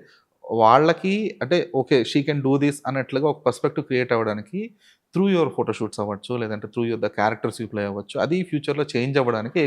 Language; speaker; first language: Telugu; native; Telugu